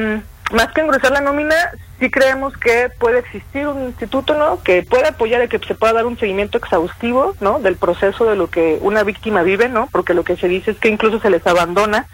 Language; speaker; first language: Spanish; native; Spanish